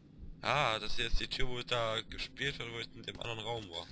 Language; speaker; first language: German; native; German